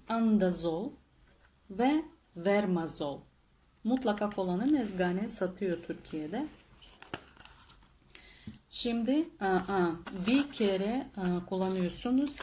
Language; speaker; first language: Turkish; non-native, learner; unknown